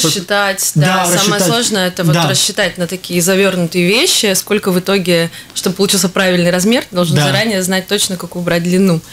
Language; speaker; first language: Russian; native; Russian